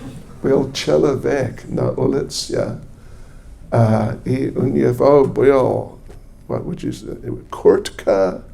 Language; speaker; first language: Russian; non-native, learner; English